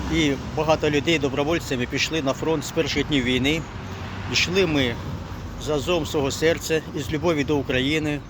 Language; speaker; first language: Ukrainian; native; Ukrainian